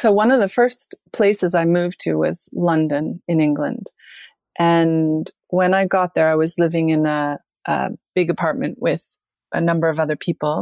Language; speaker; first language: English; native; English